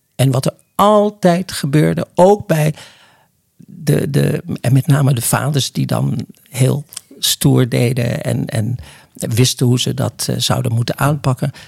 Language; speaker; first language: Dutch; early bilingual, other home language; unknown